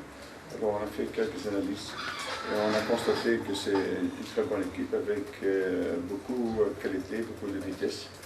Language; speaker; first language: French; non-native, fluent; Dutch